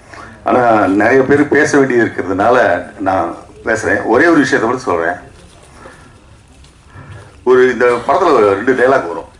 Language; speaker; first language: Tamil; native; Tamil